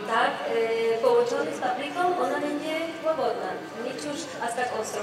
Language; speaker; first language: Polish; non-native, learner; Spanish